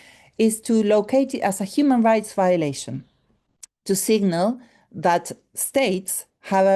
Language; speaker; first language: English; non-native, fluent; Spanish